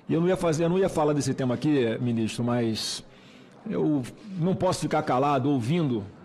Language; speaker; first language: Portuguese; native; Portuguese